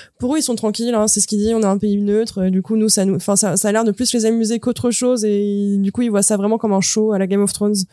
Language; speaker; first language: French; native; French